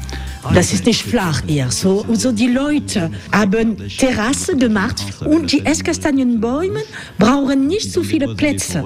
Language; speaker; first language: German; non-native, learner; French